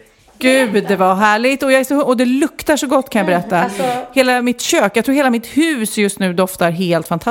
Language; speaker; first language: Swedish; native; Swedish